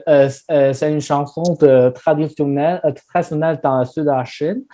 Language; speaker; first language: French; non-native, learner; Chinese